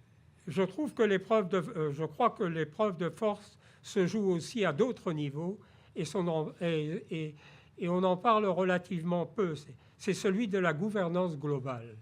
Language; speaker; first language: French; native; French